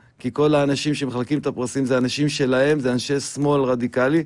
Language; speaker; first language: Hebrew; native; Hebrew